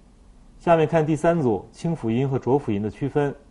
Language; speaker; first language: Chinese; native; Chinese